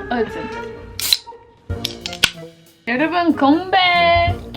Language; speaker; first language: Korean; non-native, fluent; English